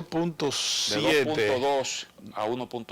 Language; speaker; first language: Spanish; native; Spanish